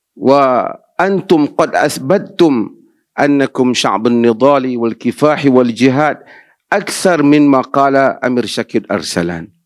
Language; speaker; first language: Arabic; non-native, fluent; Malay